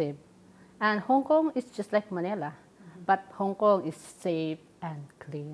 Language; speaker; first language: English; non-native, local second language; Waray